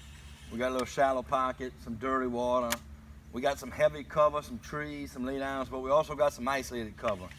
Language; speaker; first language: English; native; English